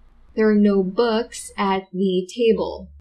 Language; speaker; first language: English; non-native, local second language; Filipino